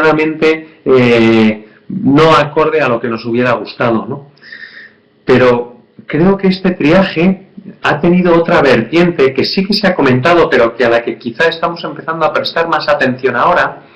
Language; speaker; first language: Spanish; native; Spanish